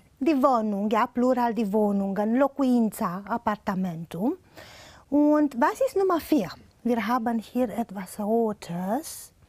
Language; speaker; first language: German; non-native, fluent; Romanian